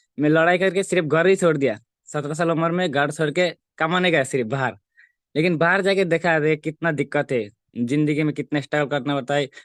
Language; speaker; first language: Hindi; non-native, local second language; Bangla